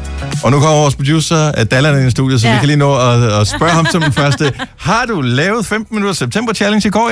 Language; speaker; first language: Danish; native; Danish